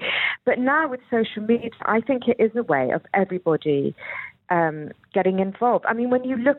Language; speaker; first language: English; native; English